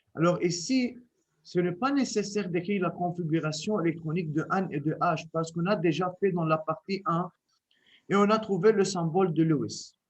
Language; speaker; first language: French; non-native, local second language; Arabic